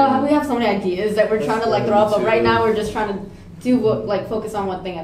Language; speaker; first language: English; native; English